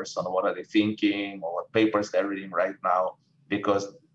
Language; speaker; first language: English; non-native, fluent; Russian